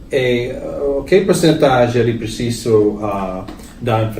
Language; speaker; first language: Portuguese; non-native, learner; English